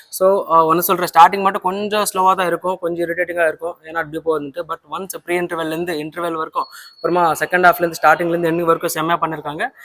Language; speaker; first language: Tamil; non-native, local second language; Telugu